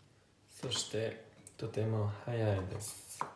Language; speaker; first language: Japanese; non-native, learner; Italian